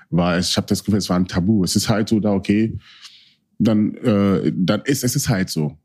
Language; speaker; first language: German; early bilingual, other home language; Akan